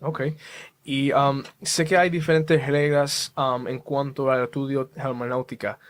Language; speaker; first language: Spanish; early bilingual, heritage; Spanish